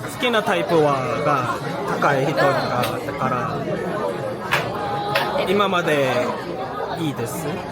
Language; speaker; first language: Japanese; non-native, learner; Korean